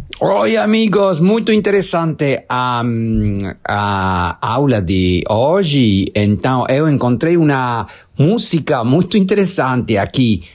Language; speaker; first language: Portuguese; non-native, learner; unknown